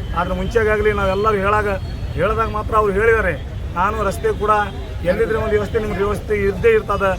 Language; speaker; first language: Kannada; non-native, local second language; Lambadi